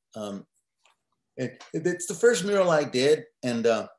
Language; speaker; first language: English; native; English